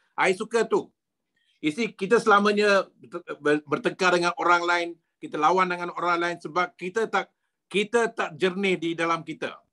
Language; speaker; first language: Malay; native; Malay